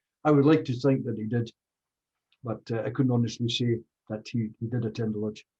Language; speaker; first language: English; native; English